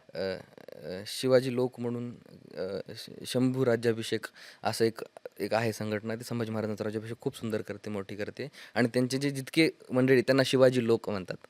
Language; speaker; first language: Marathi; native; Marathi